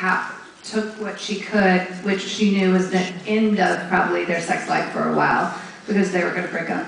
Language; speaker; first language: English; native; English